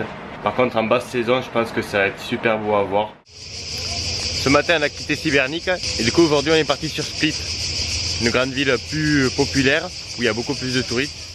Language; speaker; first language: French; native; French